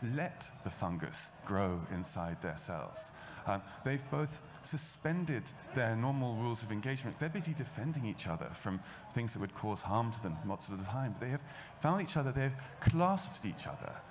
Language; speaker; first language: English; native; English